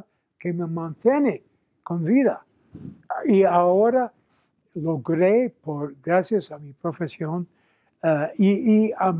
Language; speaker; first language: Spanish; non-native, fluent; English